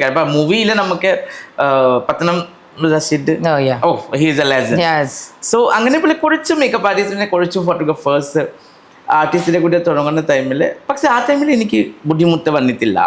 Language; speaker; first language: Malayalam; non-native, fluent; Assamese